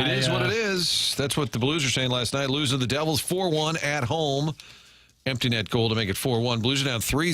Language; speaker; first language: English; native; English